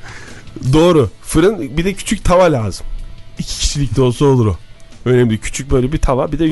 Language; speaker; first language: Turkish; native; Turkish